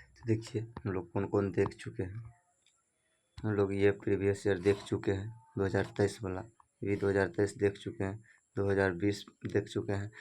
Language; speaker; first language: Hindi; native; Hindi